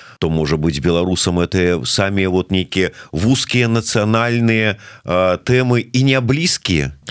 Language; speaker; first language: Belarusian; native; Belarusian